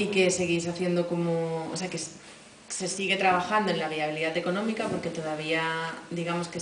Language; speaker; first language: Spanish; native; Spanish